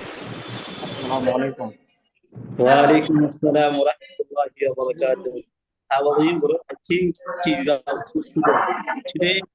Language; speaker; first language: English; non-native, learner; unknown